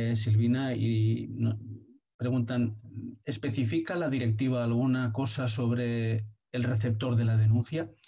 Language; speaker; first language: Spanish; non-native, local second language; Catalan